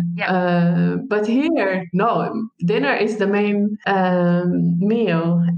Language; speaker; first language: English; non-native, fluent; Arabic